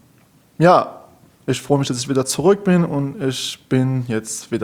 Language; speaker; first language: German; non-native, learner; Persian